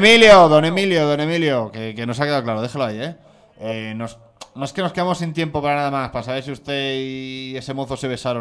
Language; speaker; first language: Spanish; native; Spanish